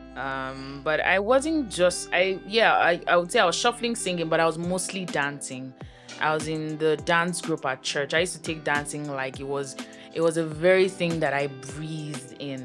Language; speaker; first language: English; non-native, local second language; Yoruba